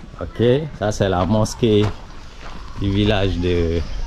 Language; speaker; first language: French; non-native, local second language; Susu